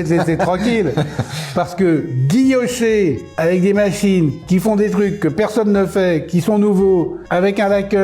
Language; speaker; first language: French; native; French